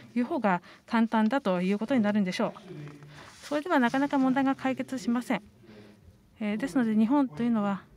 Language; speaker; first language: Japanese; non-native, fluent; Estonian